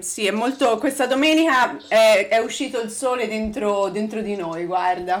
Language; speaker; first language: Italian; native; Italian